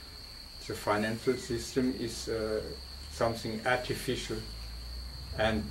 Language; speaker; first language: English; non-native, fluent; German